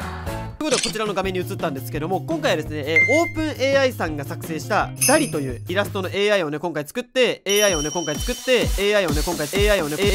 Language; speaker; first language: Japanese; native; Japanese